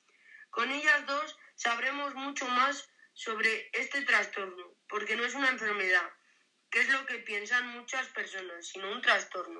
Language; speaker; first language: Spanish; native; Spanish